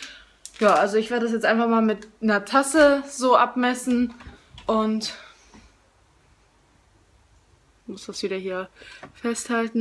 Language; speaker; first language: German; native; German